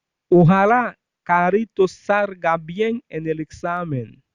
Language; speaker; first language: Spanish; non-native, fluent; Haitian Creole